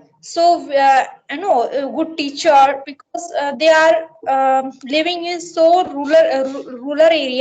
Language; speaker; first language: English; non-native, learner; Marathi